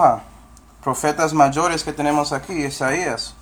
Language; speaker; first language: Spanish; non-native, fluent; English